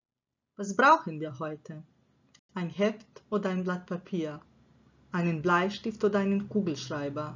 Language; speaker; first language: German; non-native, fluent; Croatian